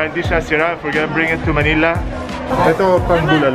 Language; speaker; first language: Filipino; non-native, learner; Arabic